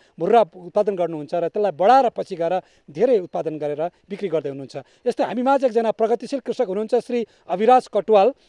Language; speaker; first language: Nepali; native; Nepali